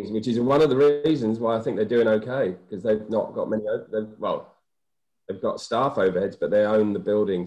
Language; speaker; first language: English; native; English